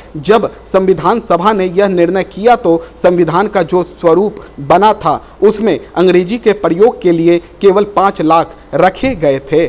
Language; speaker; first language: Hindi; native; Hindi